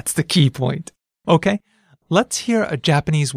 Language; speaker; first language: English; native; English